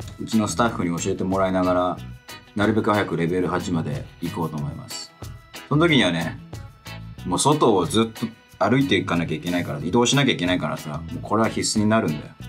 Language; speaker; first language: Japanese; native; Japanese